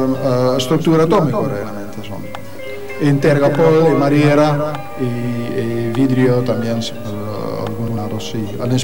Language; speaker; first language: Spanish; non-native, learner; Dutch